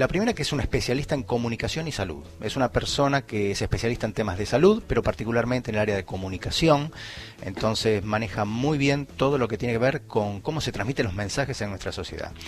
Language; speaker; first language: Spanish; native; Spanish